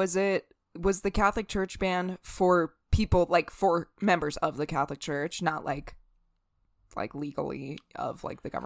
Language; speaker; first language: English; native; English